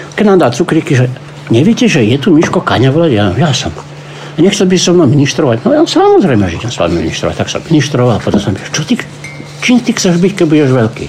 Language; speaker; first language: Slovak; early bilingual, heritage; Slovak